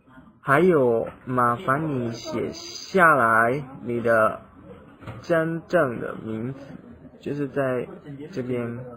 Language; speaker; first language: Chinese; non-native, fluent; Indonesian